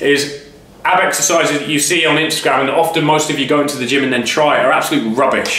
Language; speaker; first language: English; native; English